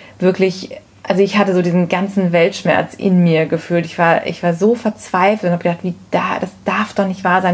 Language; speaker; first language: German; native; German